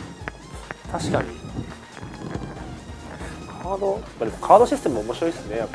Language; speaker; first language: Japanese; native; Japanese